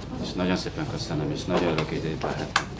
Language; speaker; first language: Hungarian; non-native, fluent; Mongolian